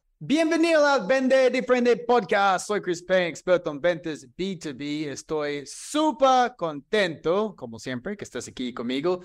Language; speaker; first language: Spanish; non-native, fluent; English